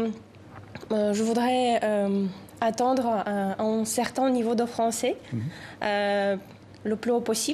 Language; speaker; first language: French; non-native, fluent; Ukrainian